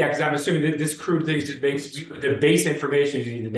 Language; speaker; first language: English; native; English